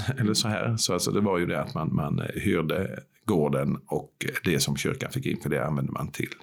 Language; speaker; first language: Swedish; native; Swedish